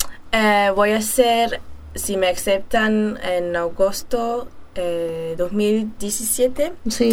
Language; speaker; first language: Spanish; early bilingual, heritage; German